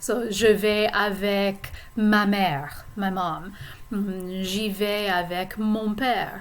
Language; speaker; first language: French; non-native, fluent; English